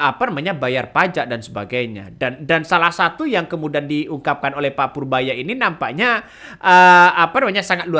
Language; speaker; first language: Indonesian; native; Indonesian